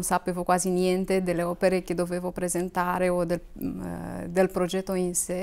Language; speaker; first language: Italian; non-native, fluent; Romanian